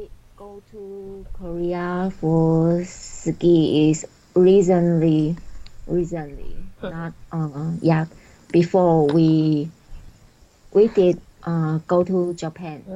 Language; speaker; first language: English; non-native, learner; Chinese